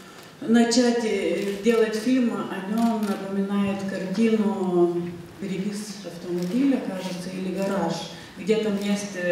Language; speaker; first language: Russian; non-native, fluent; Lithuanian